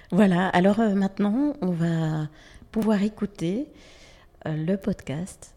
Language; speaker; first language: French; native; French